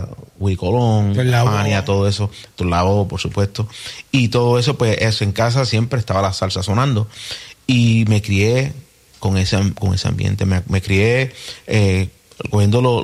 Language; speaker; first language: Spanish; early bilingual, heritage; Spanish